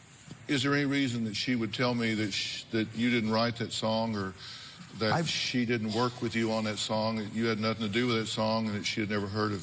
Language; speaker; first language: English; native; English